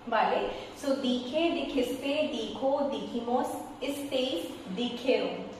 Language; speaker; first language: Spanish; non-native, fluent; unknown